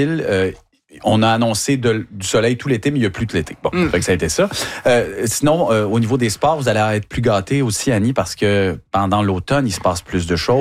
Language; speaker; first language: French; native; French